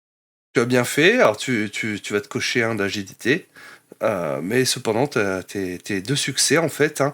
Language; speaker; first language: French; native; French